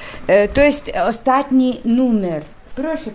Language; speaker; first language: Polish; non-native, learner; Russian